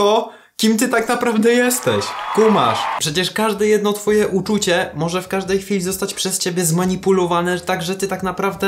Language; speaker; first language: Polish; native; Polish